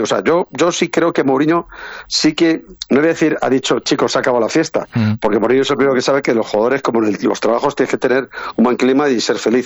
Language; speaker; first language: Spanish; native; Spanish